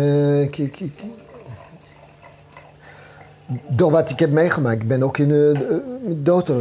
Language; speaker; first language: Dutch; non-native, fluent; French